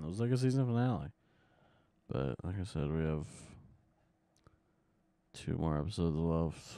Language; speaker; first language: English; native; English